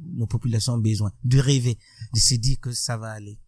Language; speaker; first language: French; non-native, local second language; Mossi